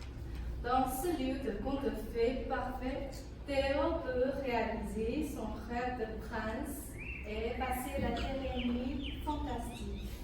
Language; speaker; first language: French; non-native, fluent; Chinese